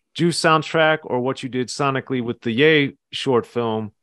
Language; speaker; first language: English; native; English